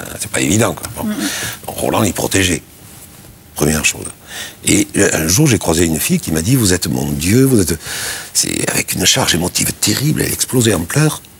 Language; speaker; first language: French; native; French